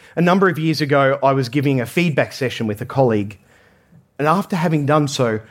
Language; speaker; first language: English; native; English